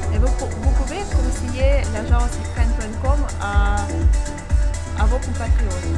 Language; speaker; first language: French; non-native, fluent; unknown